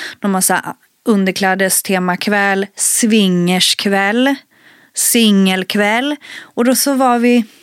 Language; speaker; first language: Swedish; early bilingual, other home language; Spanish